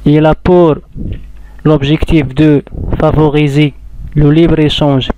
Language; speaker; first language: French; non-native, local second language; Arabic